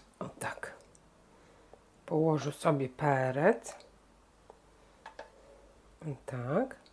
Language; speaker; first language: Polish; non-native, learner; Ukrainian